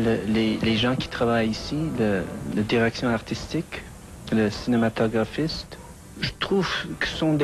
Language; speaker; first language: French; non-native, fluent; English